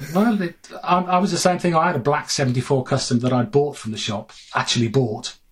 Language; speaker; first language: English; native; English